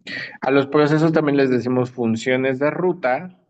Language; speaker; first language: Spanish; native; Spanish